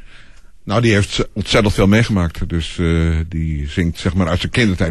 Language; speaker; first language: Dutch; native; Dutch